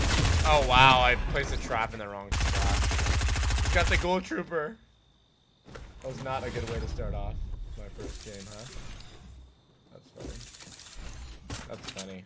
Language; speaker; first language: English; native; English